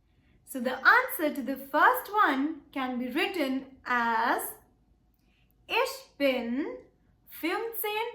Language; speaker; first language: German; non-native, fluent; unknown